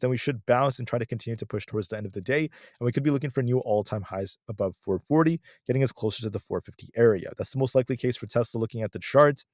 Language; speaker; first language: English; native; English